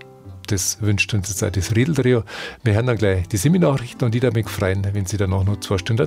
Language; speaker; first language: German; native; German